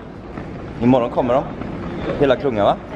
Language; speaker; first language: Swedish; native; Swedish